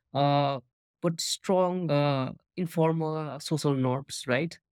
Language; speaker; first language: English; non-native, local second language; Nepali